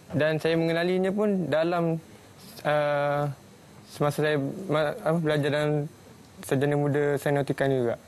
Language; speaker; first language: Malay; native; Malay